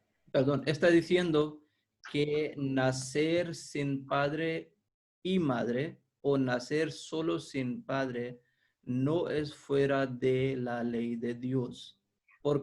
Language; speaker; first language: Spanish; non-native, fluent; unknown